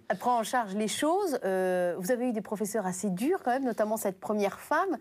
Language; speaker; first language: French; native; French